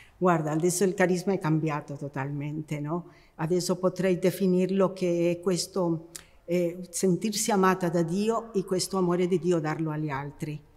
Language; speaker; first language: Italian; non-native, fluent; Spanish